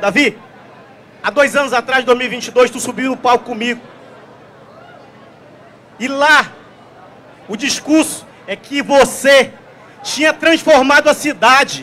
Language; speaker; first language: Portuguese; native; Portuguese